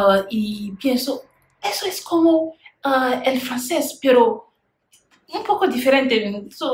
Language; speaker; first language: Spanish; non-native, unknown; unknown